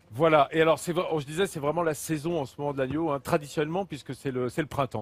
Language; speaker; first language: French; native; French